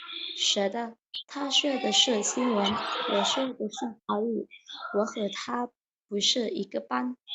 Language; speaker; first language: Chinese; non-native, learner; Indonesian